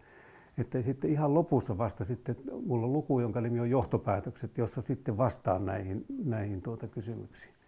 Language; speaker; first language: Finnish; native; Finnish